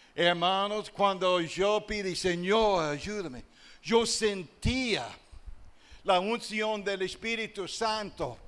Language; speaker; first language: Spanish; non-native, learner; English